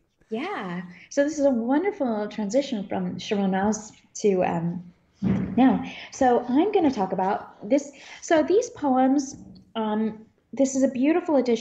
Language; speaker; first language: English; early bilingual, other home language; Czech